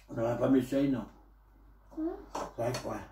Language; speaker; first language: Portuguese; native; Portuguese